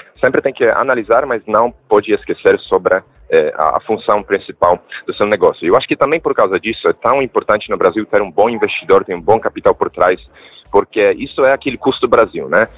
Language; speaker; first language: Portuguese; non-native, fluent; Polish